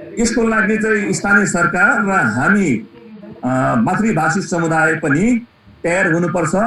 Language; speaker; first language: Nepali; non-native, local second language; Eastern Tamang